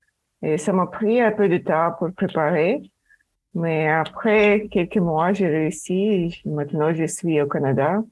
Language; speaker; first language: French; non-native, learner; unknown